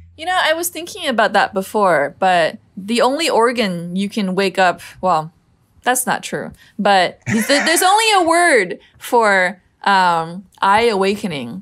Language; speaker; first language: English; native; English